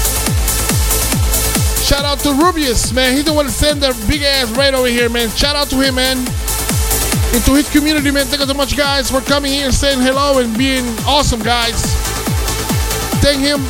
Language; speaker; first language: English; non-native, local second language; Spanish